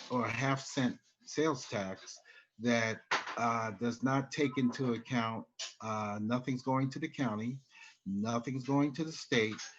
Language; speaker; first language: English; native; English